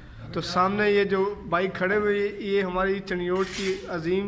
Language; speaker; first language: Urdu; non-native, local second language; Punjabi